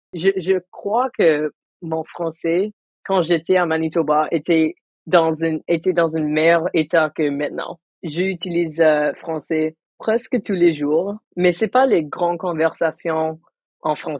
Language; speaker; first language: French; non-native, local second language; English